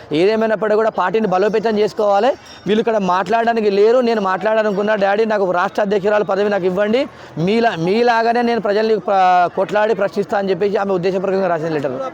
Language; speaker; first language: Telugu; native; Telugu